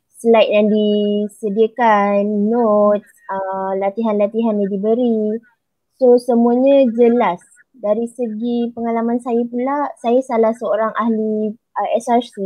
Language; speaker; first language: Malay; native; Malay